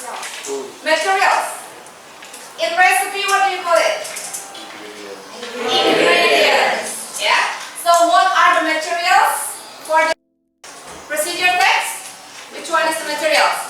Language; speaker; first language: English; non-native, fluent; Indonesian